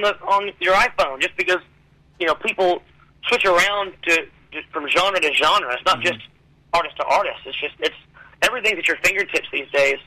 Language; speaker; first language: English; native; English